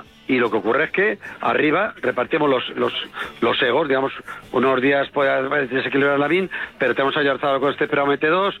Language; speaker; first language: Spanish; native; Spanish